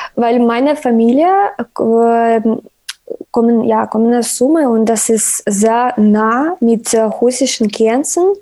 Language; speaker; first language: German; non-native, learner; Ukrainian